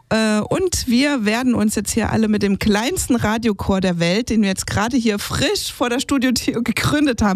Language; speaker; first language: German; native; German